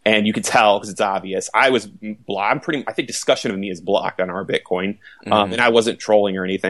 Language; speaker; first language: English; native; English